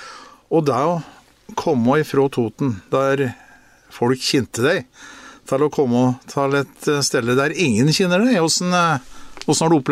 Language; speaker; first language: Norwegian; native; Norwegian